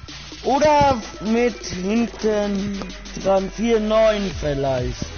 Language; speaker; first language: German; non-native, learner; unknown